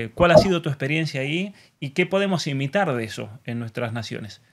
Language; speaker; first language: Spanish; native; Spanish